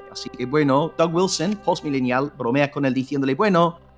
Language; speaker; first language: Spanish; non-native, fluent; English